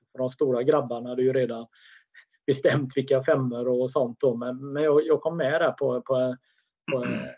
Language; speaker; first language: Swedish; native; Swedish